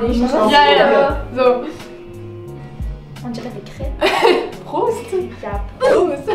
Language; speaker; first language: German; non-native, learner; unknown